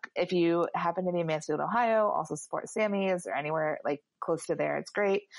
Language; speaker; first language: English; native; English